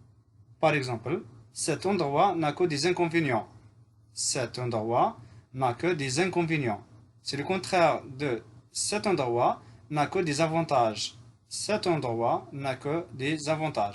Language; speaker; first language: French; non-native, fluent; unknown